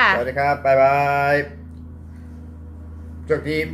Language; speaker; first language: Thai; non-native, learner; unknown